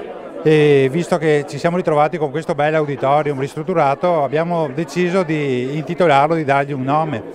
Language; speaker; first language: Italian; native; Italian